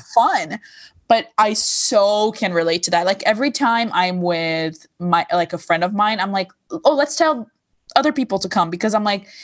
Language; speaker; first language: English; non-native, fluent; Arabic